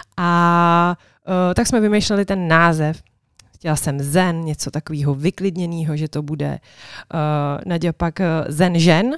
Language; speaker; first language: Czech; native; Czech